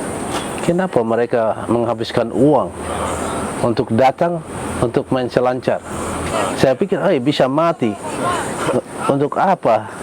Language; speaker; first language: Indonesian; non-native, local second language; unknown